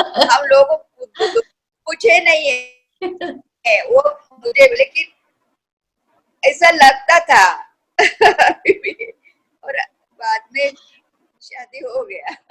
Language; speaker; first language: Hindi; non-native, local second language; Kannada